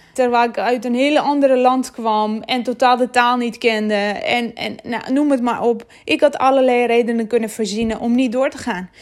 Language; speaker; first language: Dutch; non-native, fluent; Armenian